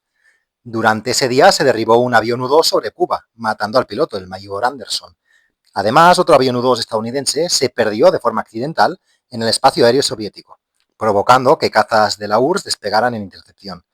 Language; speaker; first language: Spanish; native; Spanish